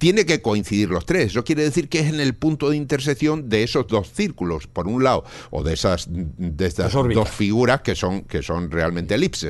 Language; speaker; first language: Spanish; native; Spanish